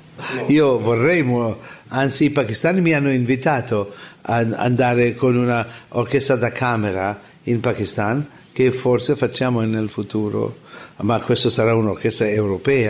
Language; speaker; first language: Italian; non-native, fluent; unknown